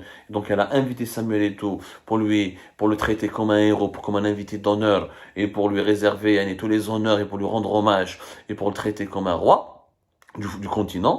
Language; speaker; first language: French; non-native, local second language; Arabic